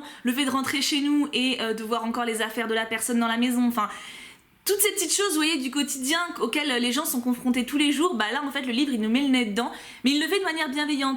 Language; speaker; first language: French; native; French